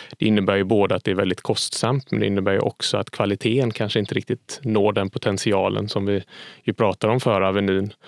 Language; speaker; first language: Swedish; native; Swedish